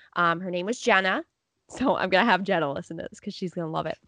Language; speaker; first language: English; native; English